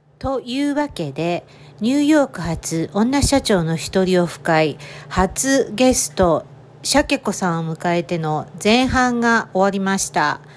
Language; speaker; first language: Japanese; native; Japanese